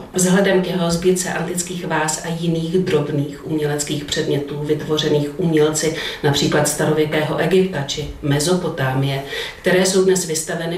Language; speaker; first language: Czech; native; Czech